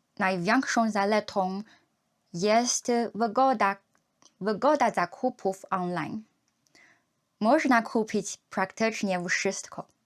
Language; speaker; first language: Polish; non-native, learner; Chinese